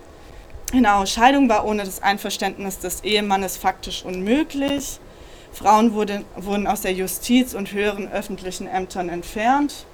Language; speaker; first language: German; native; German